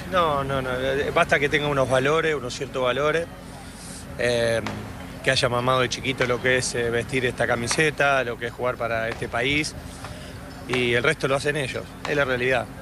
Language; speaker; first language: Spanish; native; Spanish